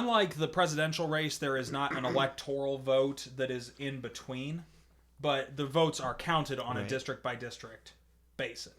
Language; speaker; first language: English; native; English